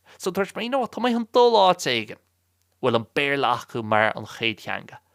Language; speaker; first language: Irish; non-native, local second language; English